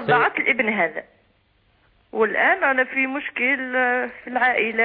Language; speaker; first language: Arabic; native; Arabic